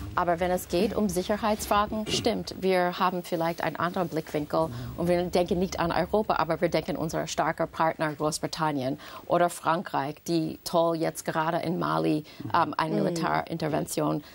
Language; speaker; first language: German; non-native, fluent; English